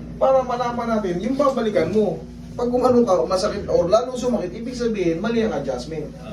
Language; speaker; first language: Filipino; native; Filipino